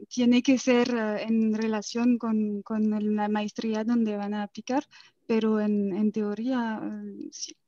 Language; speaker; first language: Spanish; non-native, fluent; French